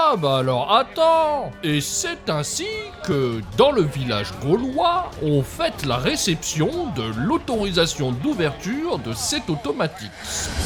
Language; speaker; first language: French; native; French